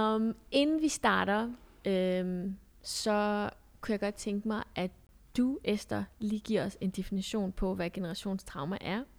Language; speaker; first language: Danish; early bilingual, other home language; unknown